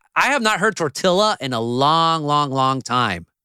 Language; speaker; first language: English; early bilingual, other home language; Spanish